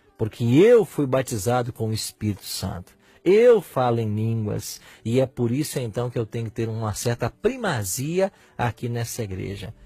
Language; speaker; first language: Portuguese; native; Portuguese